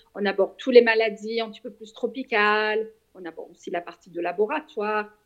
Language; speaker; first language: French; native; French